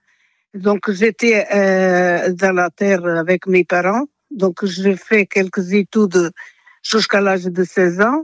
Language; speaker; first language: French; non-native, fluent; Portuguese